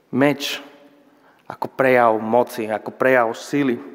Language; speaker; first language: Slovak; non-native, fluent; Spanish